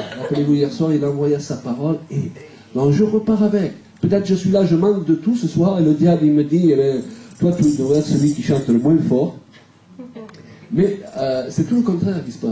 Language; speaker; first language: French; native; French